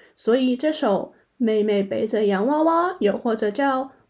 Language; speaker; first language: Chinese; non-native, local second language; Cantonese